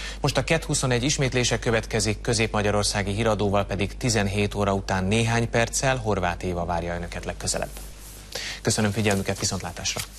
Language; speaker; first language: Hungarian; native; Hungarian